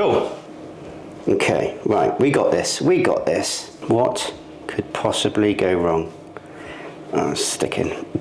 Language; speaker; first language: English; native; English